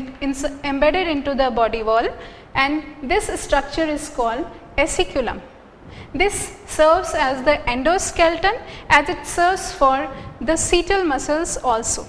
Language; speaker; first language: English; non-native, local second language; Hindi